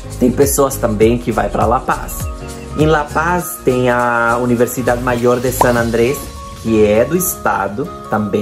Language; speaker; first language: Portuguese; non-native, fluent; Spanish